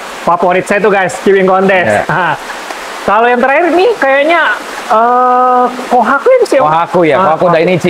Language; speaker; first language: Indonesian; native; Indonesian